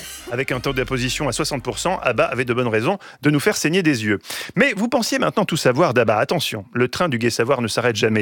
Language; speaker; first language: French; native; French